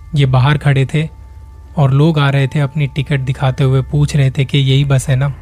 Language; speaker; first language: Hindi; native; Hindi